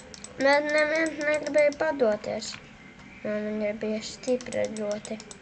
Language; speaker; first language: Latvian; non-native, local second language; Russian